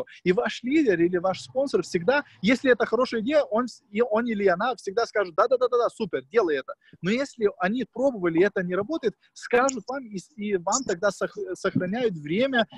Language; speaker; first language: Russian; non-native, fluent; Lithuanian